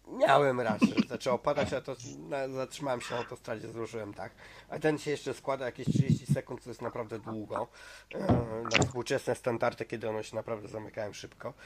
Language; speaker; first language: Polish; native; Polish